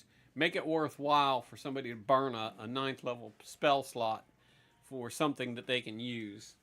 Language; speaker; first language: English; native; English